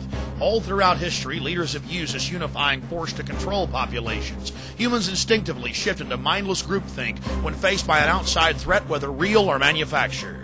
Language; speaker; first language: English; native; English